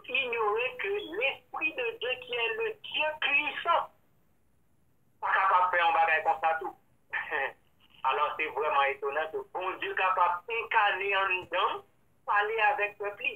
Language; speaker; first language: French; non-native, local second language; Haitian Creole